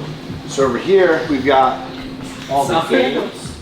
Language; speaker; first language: English; native; English